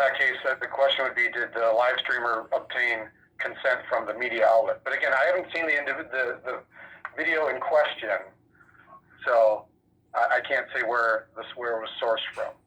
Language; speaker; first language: English; native; English